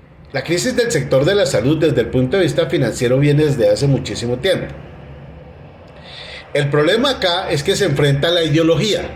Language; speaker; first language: Spanish; native; Spanish